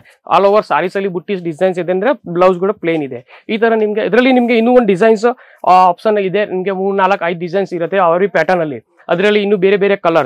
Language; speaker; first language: Kannada; non-native, fluent; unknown